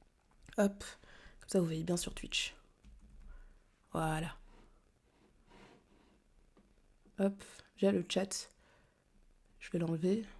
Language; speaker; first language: French; native; French